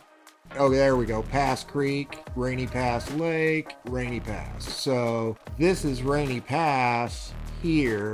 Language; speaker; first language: English; native; English